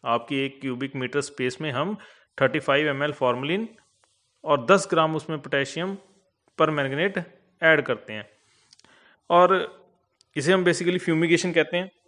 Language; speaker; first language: Hindi; non-native, local second language; Punjabi